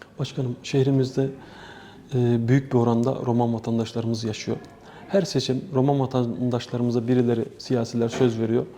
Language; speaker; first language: Turkish; native; Turkish